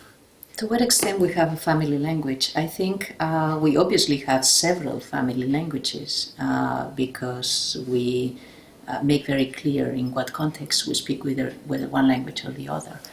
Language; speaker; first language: English; non-native, fluent; Catalan